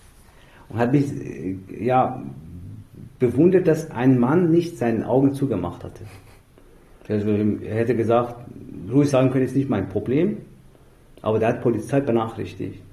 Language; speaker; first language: German; non-native, fluent; Persian